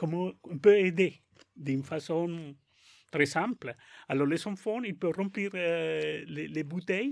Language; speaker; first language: French; non-native, learner; Spanish